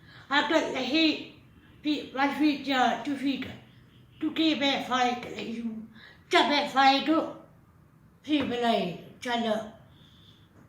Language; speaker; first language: Hindi; non-native, learner; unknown